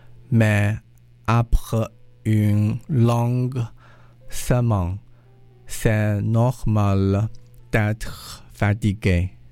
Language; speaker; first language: French; non-native, learner; Chinese